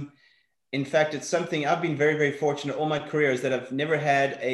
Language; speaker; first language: English; native; English